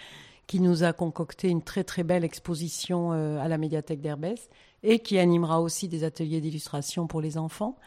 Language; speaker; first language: French; native; French